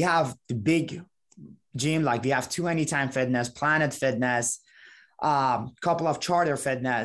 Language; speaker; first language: English; non-native, fluent; Persian